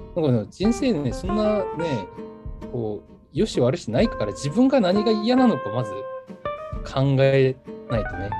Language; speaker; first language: Japanese; non-native, fluent; Korean